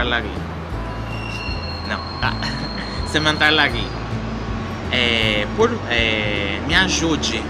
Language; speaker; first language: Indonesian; non-native, learner; Portuguese